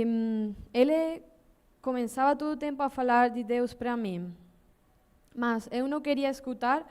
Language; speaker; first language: Portuguese; non-native, learner; Spanish